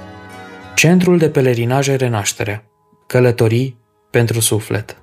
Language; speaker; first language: Romanian; native; Romanian